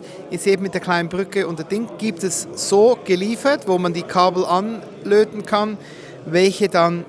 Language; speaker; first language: German; native; German